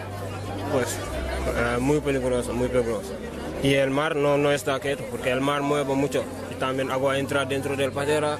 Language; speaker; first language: Spanish; non-native, learner; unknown